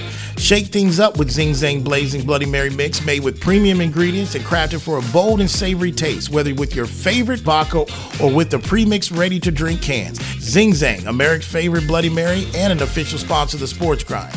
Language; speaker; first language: English; native; English